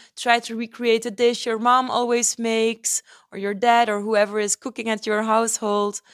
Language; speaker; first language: English; non-native, fluent; Dutch